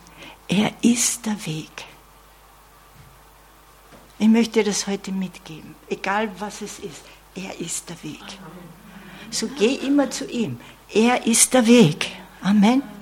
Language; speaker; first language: German; non-native, fluent; English